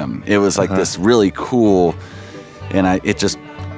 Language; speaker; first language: English; native; English